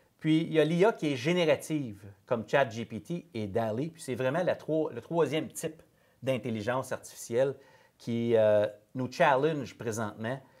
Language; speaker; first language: French; native; French